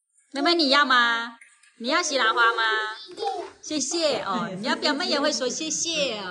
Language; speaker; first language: Chinese; native; Chinese